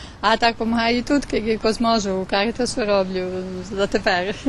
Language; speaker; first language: Ukrainian; early bilingual, heritage; Ukrainian